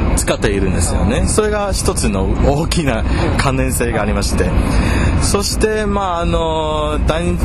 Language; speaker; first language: Japanese; non-native, fluent; Chinese